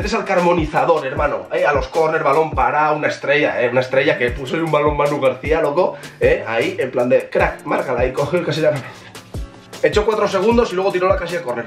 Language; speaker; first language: Spanish; native; Spanish